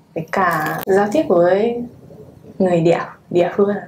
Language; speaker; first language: Vietnamese; non-native, learner; Japanese